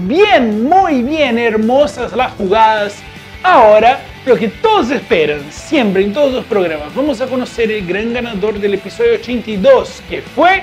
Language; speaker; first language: Spanish; native; Spanish